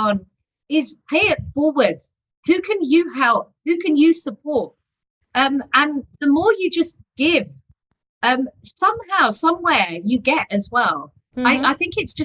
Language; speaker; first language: English; native; English